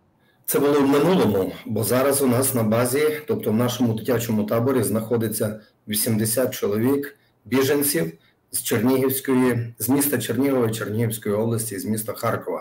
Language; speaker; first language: Ukrainian; native; Ukrainian